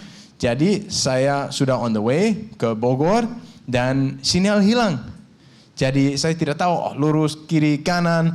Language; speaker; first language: Indonesian; non-native, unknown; Danish